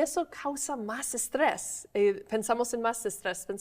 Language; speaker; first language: Spanish; non-native, fluent; English